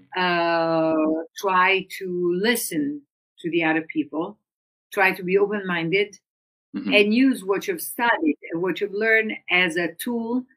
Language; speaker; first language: English; non-native, fluent; Italian